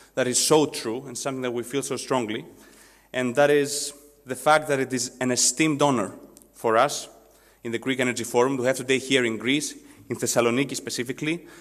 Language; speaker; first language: English; non-native, fluent; Greek